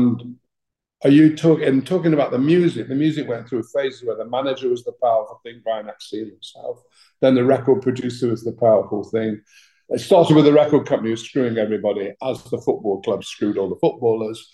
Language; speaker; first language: English; native; English